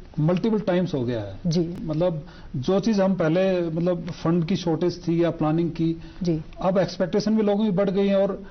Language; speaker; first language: Hindi; non-native, local second language; Ladakhi